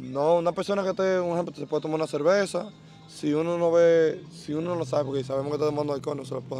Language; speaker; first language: Spanish; native; Spanish